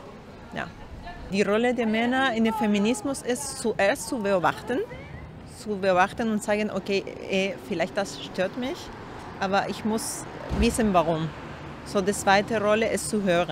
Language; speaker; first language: German; non-native, learner; Spanish